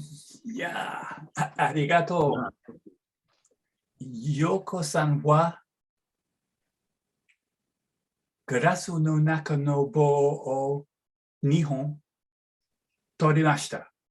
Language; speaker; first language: Japanese; non-native, learner; English